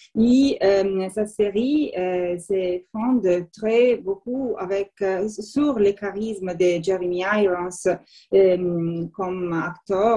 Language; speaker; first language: French; non-native, learner; Italian